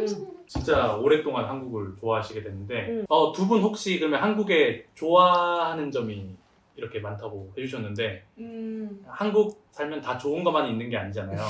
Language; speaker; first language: Korean; native; Korean